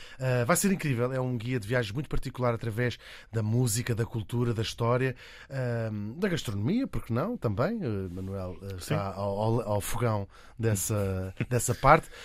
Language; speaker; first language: Portuguese; native; Portuguese